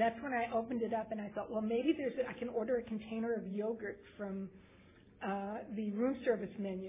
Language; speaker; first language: English; native; English